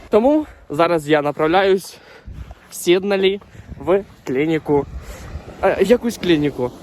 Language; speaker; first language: Ukrainian; native; Ukrainian